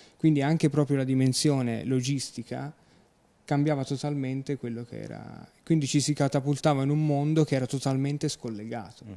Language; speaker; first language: Italian; native; Italian